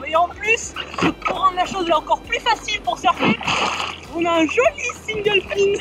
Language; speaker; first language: French; native; French